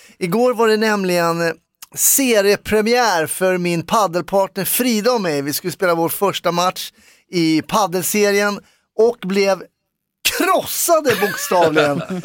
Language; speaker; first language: Swedish; native; Swedish